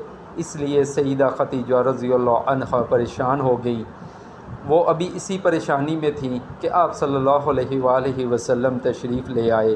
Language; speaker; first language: Urdu; native; Urdu